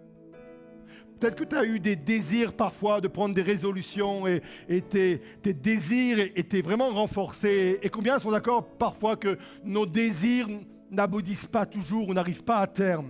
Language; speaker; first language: French; native; French